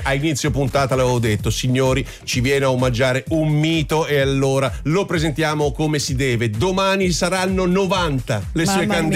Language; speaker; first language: Italian; native; Italian